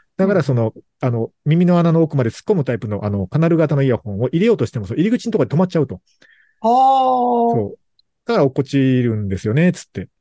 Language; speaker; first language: Japanese; native; Japanese